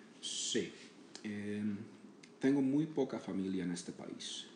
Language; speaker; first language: Spanish; native; Spanish